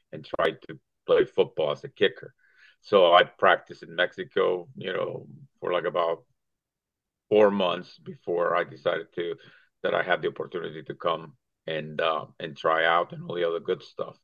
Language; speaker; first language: English; non-native, fluent; Spanish